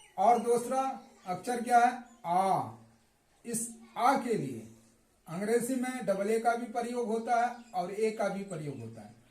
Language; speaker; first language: Hindi; native; Hindi